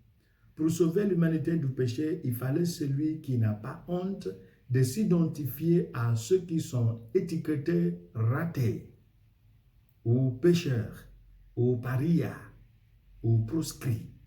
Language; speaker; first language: French; non-native, fluent; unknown